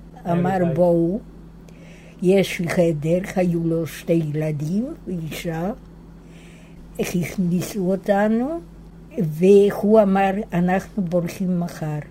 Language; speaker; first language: Hebrew; non-native, fluent; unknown